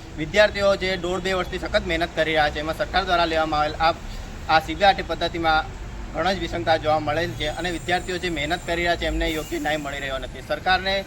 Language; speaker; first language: Gujarati; native; Gujarati